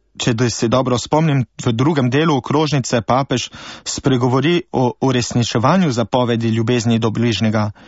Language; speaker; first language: Slovenian; native; Slovenian